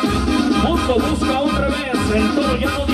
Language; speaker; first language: Spanish; native; Spanish